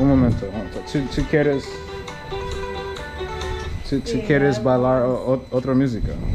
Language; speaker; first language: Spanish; non-native, learner; English